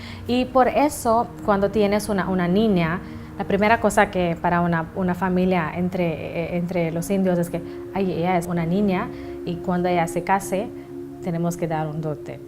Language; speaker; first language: Spanish; non-native, fluent; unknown